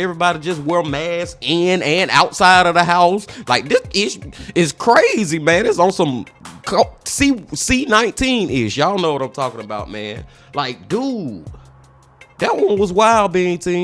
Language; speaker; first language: English; native; English